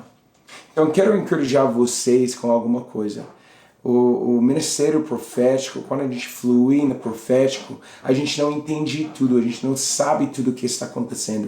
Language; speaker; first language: Portuguese; non-native, learner; English